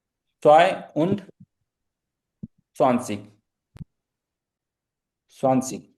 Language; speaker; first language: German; non-native, fluent; Hindi